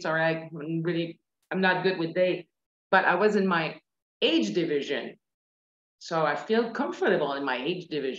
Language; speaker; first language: English; non-native, fluent; French